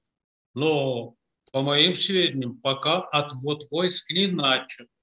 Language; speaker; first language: Russian; native; Russian